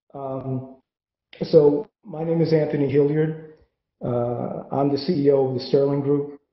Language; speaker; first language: English; native; English